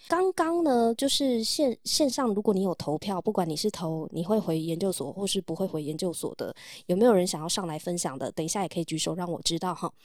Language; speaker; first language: Chinese; native; Chinese